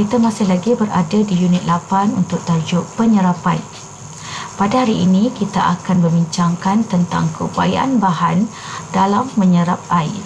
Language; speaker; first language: Malay; native; Malay